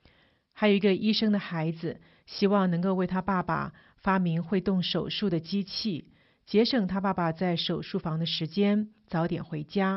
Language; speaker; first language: Chinese; native; Chinese